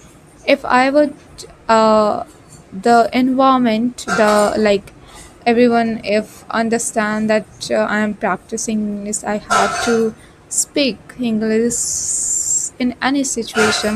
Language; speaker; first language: English; non-native, learner; Bhojpuri